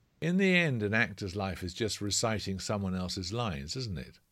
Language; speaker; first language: English; native; English